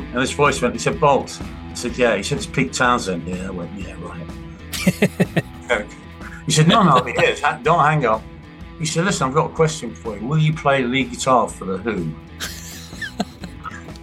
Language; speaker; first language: English; native; English